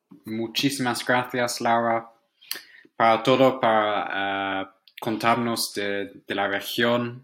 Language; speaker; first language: Spanish; non-native, fluent; English